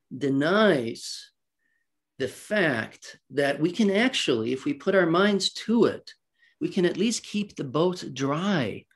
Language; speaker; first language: English; early bilingual, other home language; Swedish